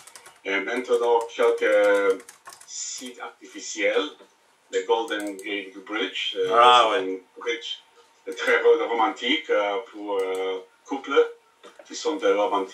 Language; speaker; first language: French; non-native, learner; English